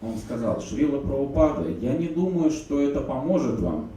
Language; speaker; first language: Russian; native; Russian